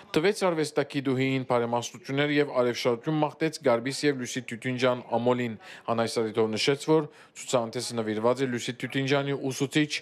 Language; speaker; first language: Armenian; early bilingual, heritage; Armenian